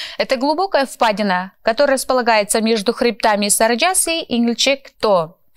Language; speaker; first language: Russian; non-native, local second language; Kyrgyz